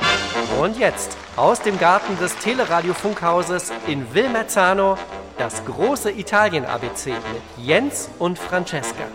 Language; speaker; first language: German; native; German